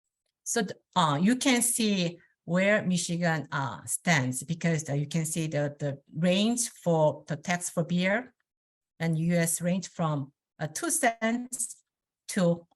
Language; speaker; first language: English; non-native, fluent; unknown